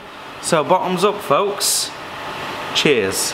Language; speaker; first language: English; native; English